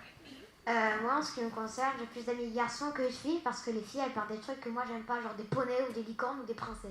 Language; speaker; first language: French; native; French